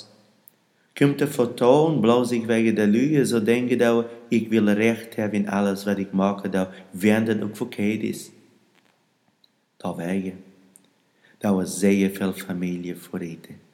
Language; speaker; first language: German; non-native, learner; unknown